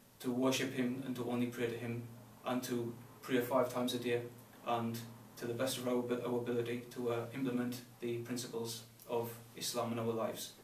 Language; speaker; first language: English; native; English